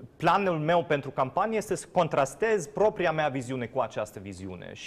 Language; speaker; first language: Romanian; non-native, fluent; German